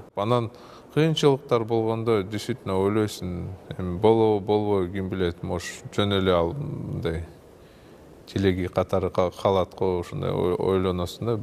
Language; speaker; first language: Kyrgyz; non-native, local second language; Russian